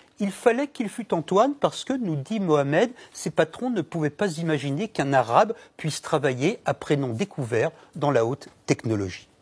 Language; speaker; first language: French; native; French